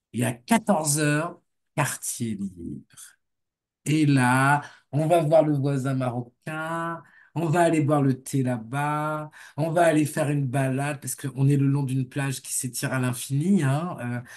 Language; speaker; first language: French; native; French